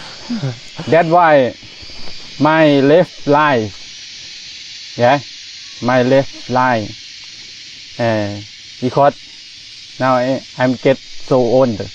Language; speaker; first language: English; non-native, learner; Thai